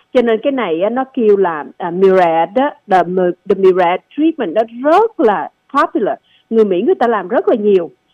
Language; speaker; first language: Vietnamese; native; Vietnamese